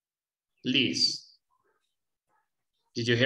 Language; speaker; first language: English; non-native, fluent; Spanish